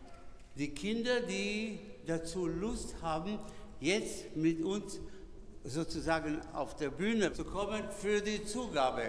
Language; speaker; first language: German; non-native, fluent; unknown